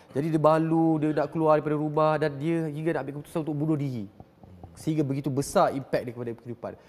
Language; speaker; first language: Malay; native; Malay